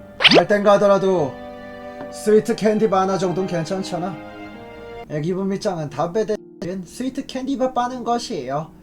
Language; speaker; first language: Korean; native; Korean